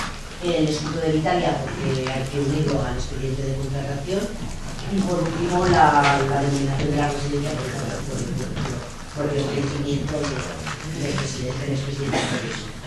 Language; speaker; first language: Spanish; native; Spanish